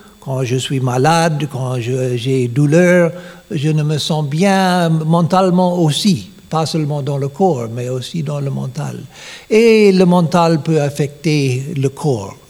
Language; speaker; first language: French; non-native, learner; English